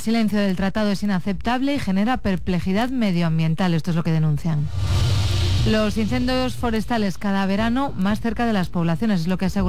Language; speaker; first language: Spanish; native; Spanish